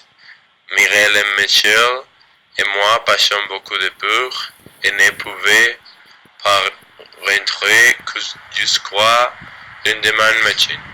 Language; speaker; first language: French; non-native, learner; Spanish